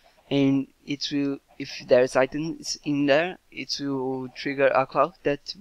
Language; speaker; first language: English; non-native, fluent; Portuguese